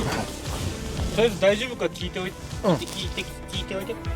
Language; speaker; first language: Japanese; native; Japanese